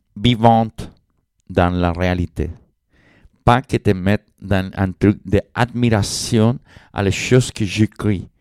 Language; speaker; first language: French; non-native, fluent; Spanish